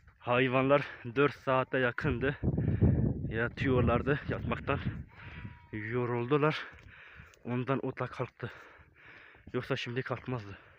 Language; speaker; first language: Turkish; non-native, local second language; Kurdish